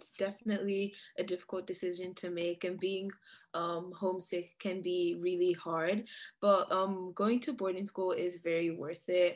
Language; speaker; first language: English; non-native, local second language; Yoruba